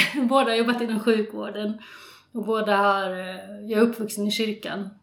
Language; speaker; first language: Swedish; native; Swedish